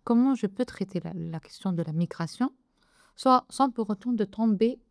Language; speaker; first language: French; non-native, local second language; Arabic